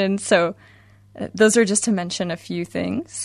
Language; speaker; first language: English; native; English